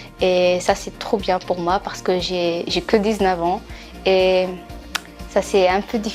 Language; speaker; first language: French; non-native, learner; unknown